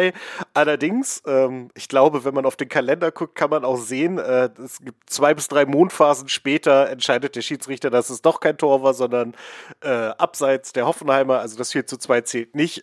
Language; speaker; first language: German; native; German